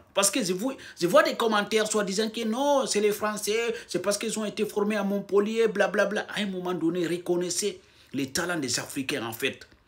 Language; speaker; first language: French; non-native, local second language; Fula